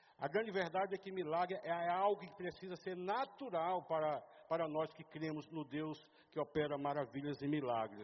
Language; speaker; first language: Portuguese; native; Portuguese